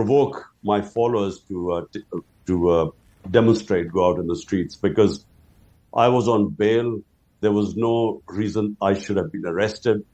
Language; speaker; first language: English; non-native, local second language; Urdu